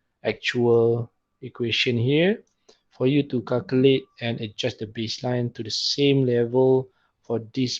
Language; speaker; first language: English; non-native, local second language; Malay